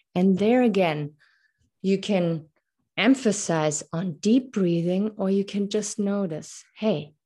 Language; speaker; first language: English; non-native, fluent; German